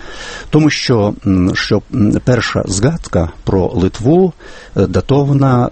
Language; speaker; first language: Ukrainian; non-native, fluent; Lithuanian